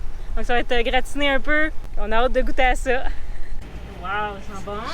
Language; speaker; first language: French; native; French